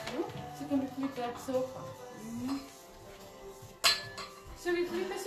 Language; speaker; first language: Swedish; non-native, learner; Cebuano